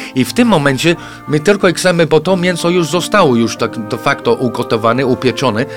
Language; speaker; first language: Polish; non-native, fluent; English